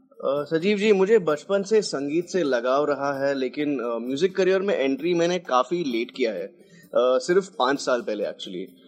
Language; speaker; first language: Hindi; non-native, local second language; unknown